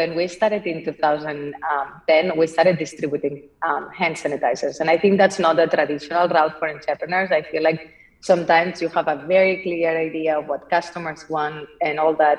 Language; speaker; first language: English; non-native, fluent; Spanish